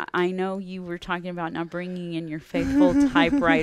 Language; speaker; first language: English; native; English